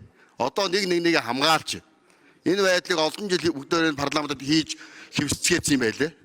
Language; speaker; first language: Mongolian; native; Mongolian